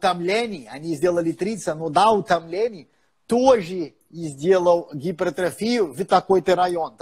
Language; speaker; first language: Russian; non-native, fluent; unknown